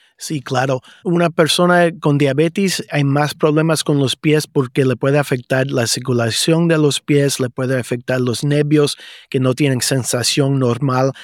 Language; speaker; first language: Spanish; early bilingual, heritage; Spanish